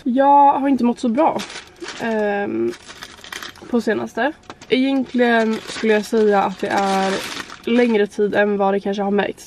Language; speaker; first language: Swedish; native; Swedish